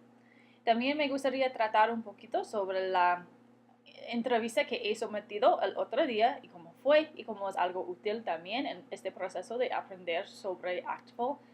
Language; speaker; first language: Spanish; non-native, fluent; English